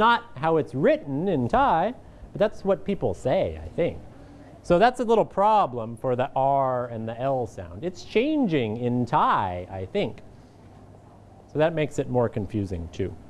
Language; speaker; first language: English; non-native, fluent; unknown